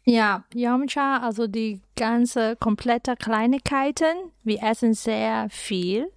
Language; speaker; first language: German; non-native, fluent; Chinese